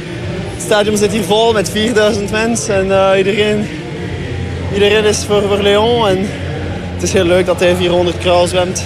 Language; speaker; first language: Dutch; non-native, local second language; French